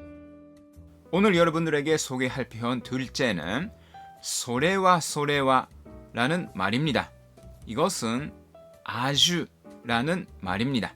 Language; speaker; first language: Korean; non-native, fluent; Japanese